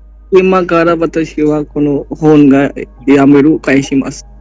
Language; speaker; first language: Japanese; non-native, learner; Hindi